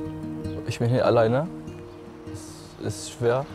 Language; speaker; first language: German; non-native, learner; Arabic